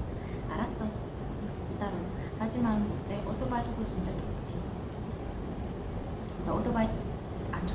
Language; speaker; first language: Korean; non-native, learner; Vietnamese